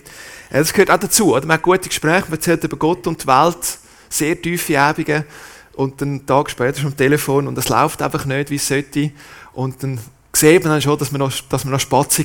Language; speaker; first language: German; native; German